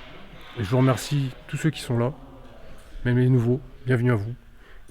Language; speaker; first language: French; native; French